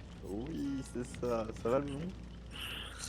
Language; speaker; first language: French; native; French